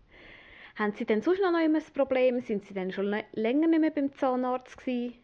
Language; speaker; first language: German; native; German